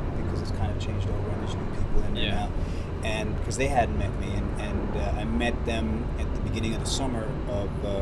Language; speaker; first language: English; non-native, fluent; Arabic